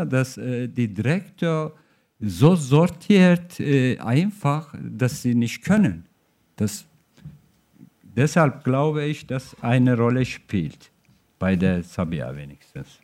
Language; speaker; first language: German; non-native, fluent; Turkish